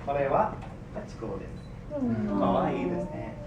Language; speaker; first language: Japanese; non-native, learner; English